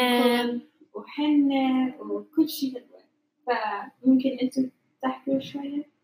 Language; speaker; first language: Arabic; non-native, learner; English